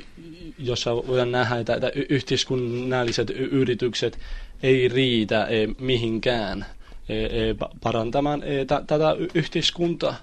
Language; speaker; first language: Finnish; non-native, learner; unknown